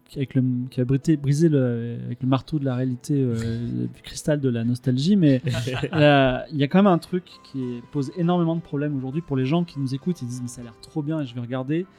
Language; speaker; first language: French; native; French